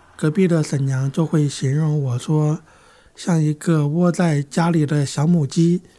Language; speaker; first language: Chinese; native; Chinese